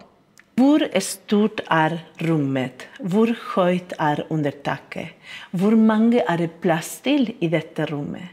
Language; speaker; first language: Norwegian; non-native, fluent; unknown